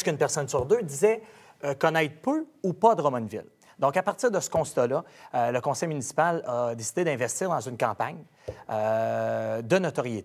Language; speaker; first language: French; native; French